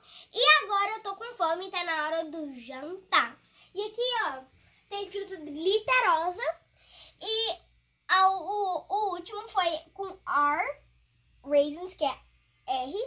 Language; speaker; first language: Portuguese; early bilingual, heritage; Portuguese